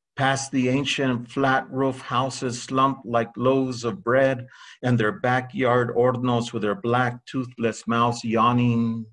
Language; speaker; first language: English; early bilingual, other home language; Spanish